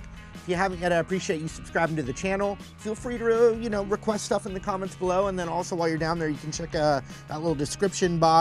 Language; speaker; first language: English; native; English